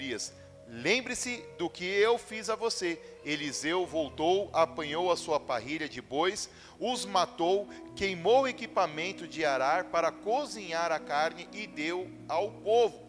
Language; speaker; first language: Portuguese; native; Portuguese